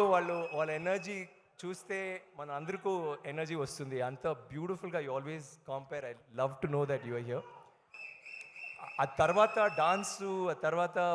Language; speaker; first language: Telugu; non-native, learner; Tamil